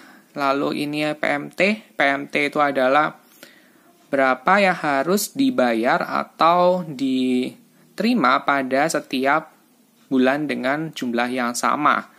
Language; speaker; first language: Indonesian; native; Indonesian